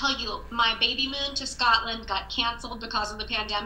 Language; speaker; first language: English; native; English